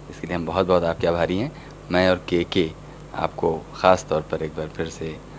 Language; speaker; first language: Hindi; native; Hindi